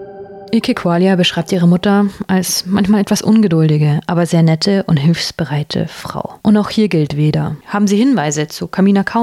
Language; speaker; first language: German; native; German